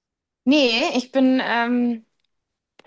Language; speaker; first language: German; native; German